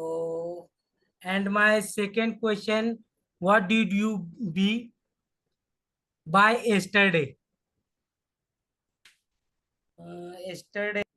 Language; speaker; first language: English; non-native, learner; Hindi